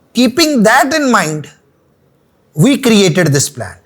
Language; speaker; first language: English; non-native, local second language; Punjabi